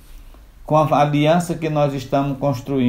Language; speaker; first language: Portuguese; non-native, local second language; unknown